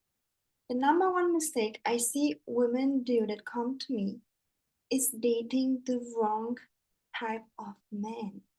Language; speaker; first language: English; non-native, fluent; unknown